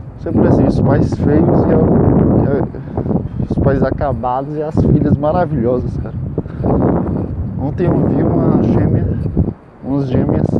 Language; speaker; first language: Portuguese; native; Portuguese